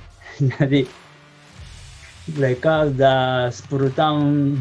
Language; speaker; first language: Indonesian; non-native, learner; Japanese